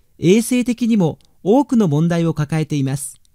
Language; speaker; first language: Japanese; native; Japanese